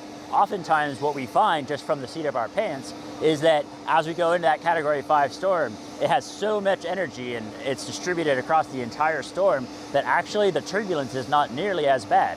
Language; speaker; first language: English; native; English